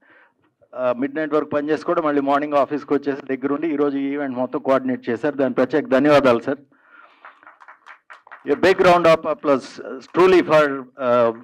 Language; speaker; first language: Telugu; native; Telugu